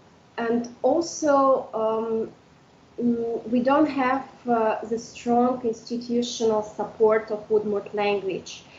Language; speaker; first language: English; non-native, fluent; Udmurt